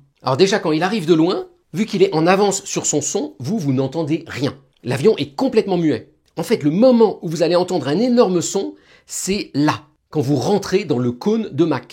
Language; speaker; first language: French; native; French